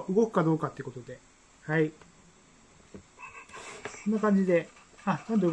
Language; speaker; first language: Japanese; native; Japanese